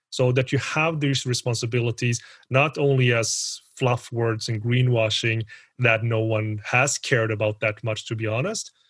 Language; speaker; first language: English; early bilingual, other home language; Spanish